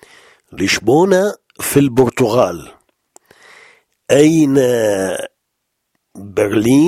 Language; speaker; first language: Arabic; non-native, fluent; French